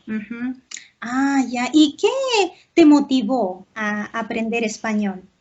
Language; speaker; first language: Spanish; native; Spanish